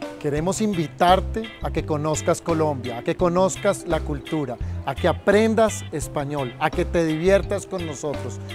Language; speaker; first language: Spanish; native; Spanish